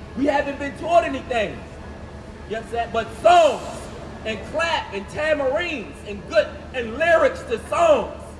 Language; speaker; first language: English; native; English